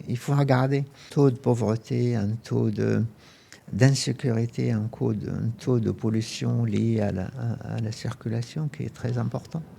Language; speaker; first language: French; non-native, fluent; Arabic